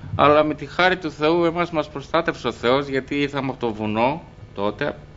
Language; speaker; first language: Greek; early bilingual, other home language; Albanian